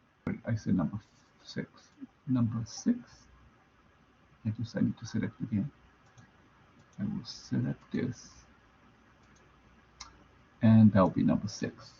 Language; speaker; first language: English; non-native, fluent; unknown